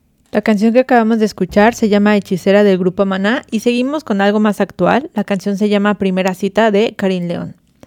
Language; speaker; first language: Spanish; native; Spanish